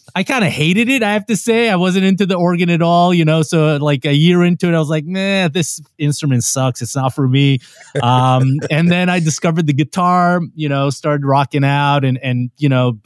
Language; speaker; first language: English; non-native, fluent; Hebrew